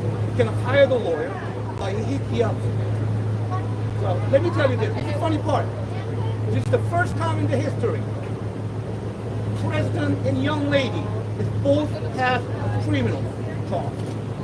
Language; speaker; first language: English; non-native, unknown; Korean